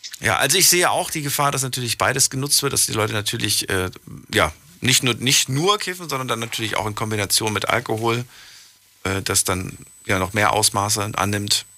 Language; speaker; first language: German; native; German